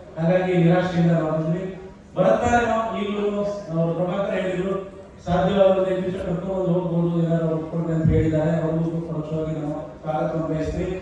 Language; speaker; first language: Kannada; non-native, local second language; Lambadi